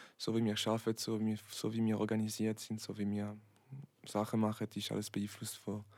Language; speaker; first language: German; non-native, local second language; French